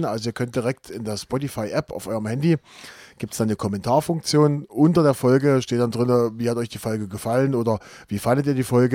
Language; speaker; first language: German; native; German